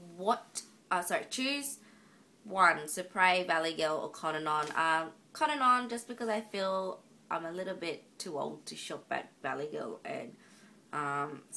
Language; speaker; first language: English; native; English